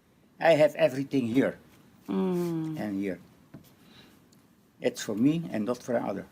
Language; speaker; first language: English; non-native, learner; Dutch